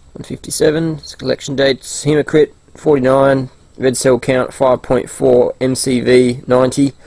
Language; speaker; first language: English; native; English